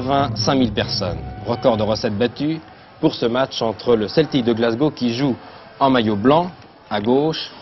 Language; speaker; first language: French; native; French